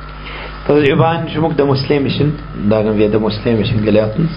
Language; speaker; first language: German; non-native, fluent; Arabic